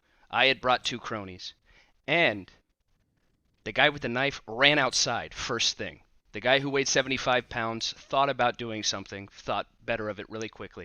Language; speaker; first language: English; native; English